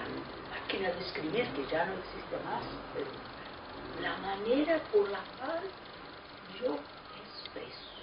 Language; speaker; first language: Spanish; non-native, fluent; Portuguese